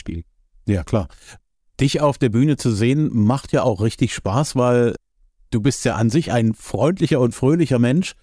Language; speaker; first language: German; native; German